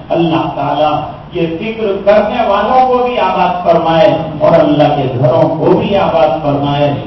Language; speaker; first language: Urdu; non-native, local second language; Gujarati